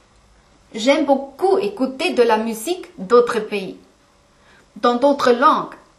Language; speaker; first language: French; non-native, fluent; German